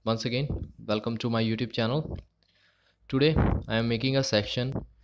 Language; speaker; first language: English; non-native, local second language; Punjabi